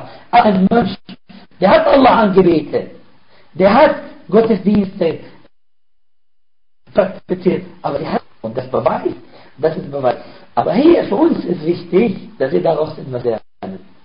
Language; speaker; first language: German; non-native, fluent; Arabic